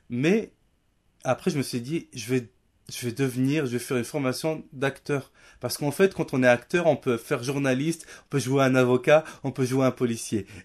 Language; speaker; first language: French; non-native, local second language; Riffian